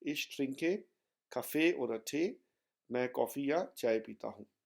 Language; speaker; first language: German; non-native, fluent; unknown